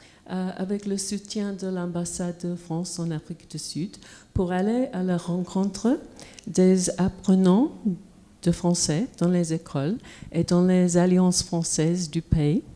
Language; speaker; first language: French; non-native, fluent; English